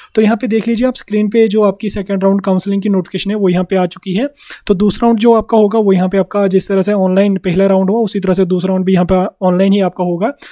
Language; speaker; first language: Hindi; non-native, local second language; Kashmiri